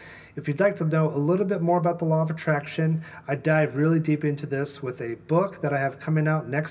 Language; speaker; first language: English; native; English